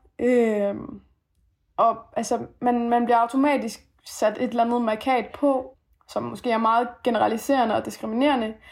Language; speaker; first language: Danish; early bilingual, other home language; Persian